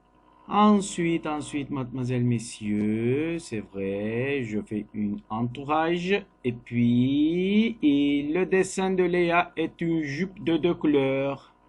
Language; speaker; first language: French; non-native, learner; Turkish